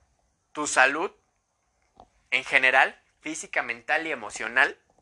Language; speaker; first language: Spanish; native; Spanish